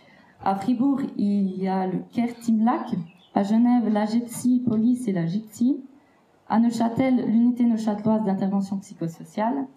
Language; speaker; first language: French; native; French